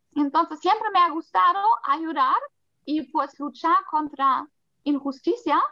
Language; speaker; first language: Spanish; non-native, fluent; German